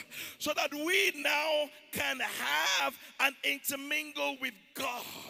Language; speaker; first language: English; non-native, local second language; Yoruba